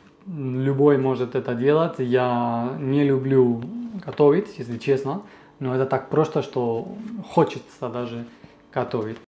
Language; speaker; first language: Russian; non-native, fluent; Spanish